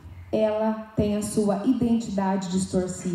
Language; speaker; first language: Portuguese; native; Portuguese